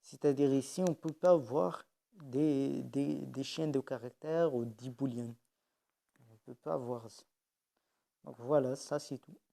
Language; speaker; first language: French; non-native, local second language; Arabic